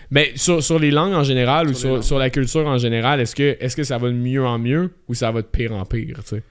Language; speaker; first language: French; native; French